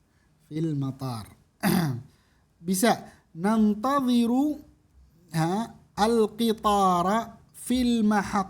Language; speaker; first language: Arabic; non-native, fluent; Indonesian